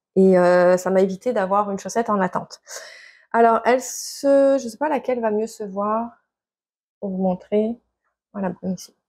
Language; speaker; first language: French; native; French